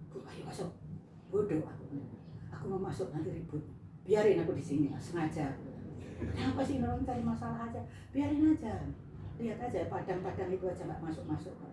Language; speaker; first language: Indonesian; non-native, local second language; Javanese